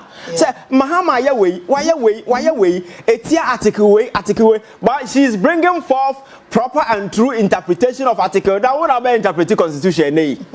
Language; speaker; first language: English; non-native, local second language; Akan